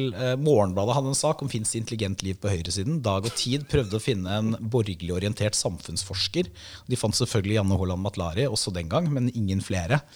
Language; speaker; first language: Norwegian; native; Norwegian